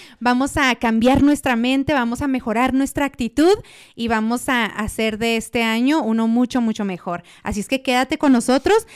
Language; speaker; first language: Spanish; native; Spanish